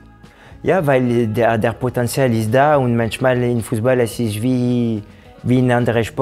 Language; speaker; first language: German; non-native, fluent; French